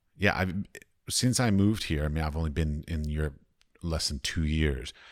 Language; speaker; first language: English; native; English